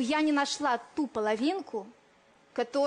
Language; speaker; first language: Russian; native; Russian